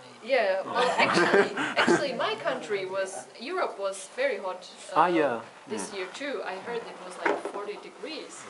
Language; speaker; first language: English; non-native, fluent; Czech